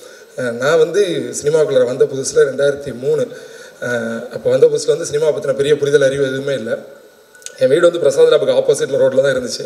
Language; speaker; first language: Tamil; native; Tamil